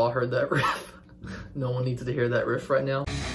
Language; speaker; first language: English; native; English